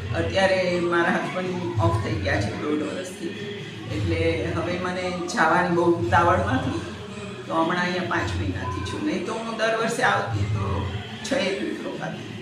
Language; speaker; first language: Gujarati; early bilingual, heritage; Gujarati